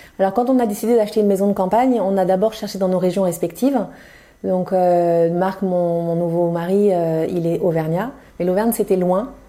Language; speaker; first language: French; native; French